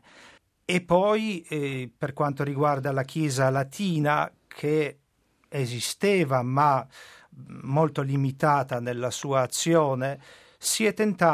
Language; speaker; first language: Italian; non-native, fluent; Polish